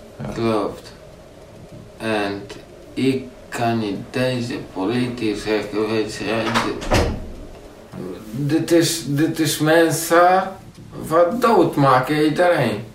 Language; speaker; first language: Dutch; non-native, learner; Polish